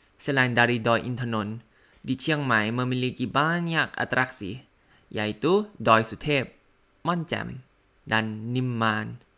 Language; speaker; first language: Indonesian; non-native, learner; Thai